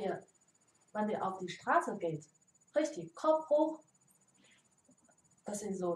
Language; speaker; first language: German; non-native, learner; Chinese